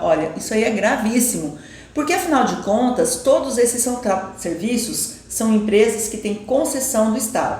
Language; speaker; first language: Portuguese; native; Portuguese